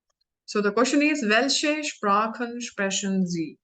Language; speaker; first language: German; non-native, learner; Hindi